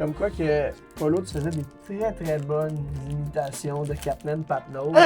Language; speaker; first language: French; native; French